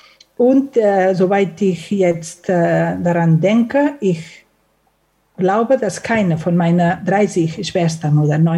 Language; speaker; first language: German; non-native, fluent; Catalan